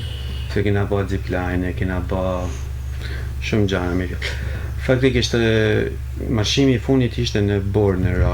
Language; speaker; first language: Albanian; native; Albanian